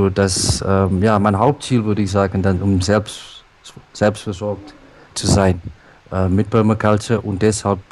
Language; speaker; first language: German; non-native, local second language; Afrikaans